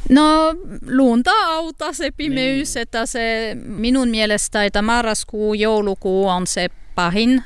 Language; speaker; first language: Finnish; non-native, learner; French